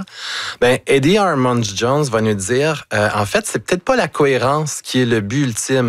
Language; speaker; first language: French; native; French